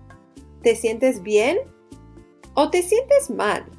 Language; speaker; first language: Spanish; non-native, fluent; English